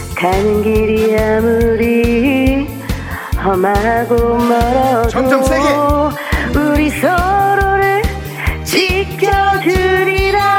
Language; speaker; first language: Korean; native; Korean